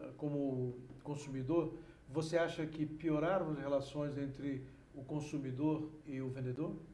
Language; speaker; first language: Portuguese; native; Portuguese